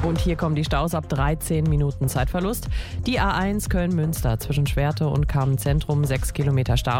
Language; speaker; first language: German; native; German